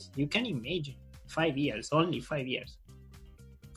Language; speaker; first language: English; non-native, learner; Italian